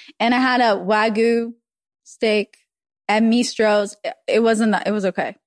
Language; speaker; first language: English; early bilingual, other home language; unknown